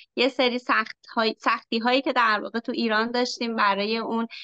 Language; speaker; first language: Persian; native; Persian